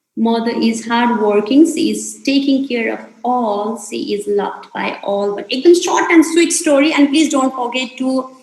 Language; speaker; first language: English; non-native, local second language; Nepali